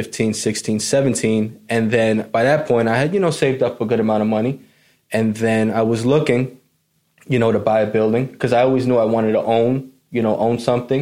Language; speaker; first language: English; native; English